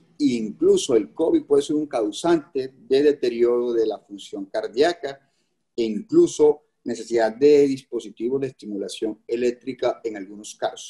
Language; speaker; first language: Spanish; native; Spanish